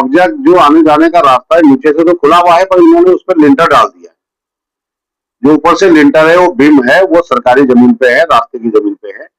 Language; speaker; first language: Hindi; native; Hindi